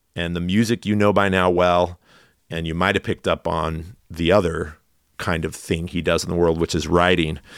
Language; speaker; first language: English; native; English